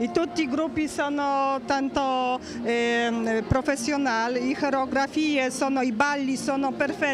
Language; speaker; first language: Italian; non-native, learner; Polish